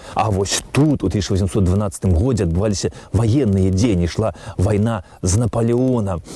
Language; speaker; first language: Belarusian; native; Belarusian